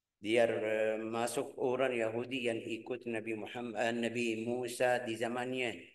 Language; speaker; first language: Malay; non-native, fluent; Arabic